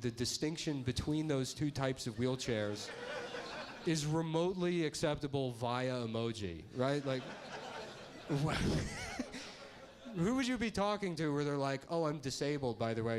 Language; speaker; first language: English; native; English